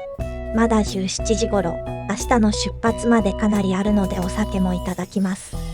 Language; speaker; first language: Japanese; native; Japanese